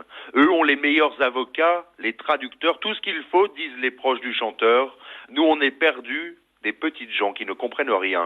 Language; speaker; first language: French; native; French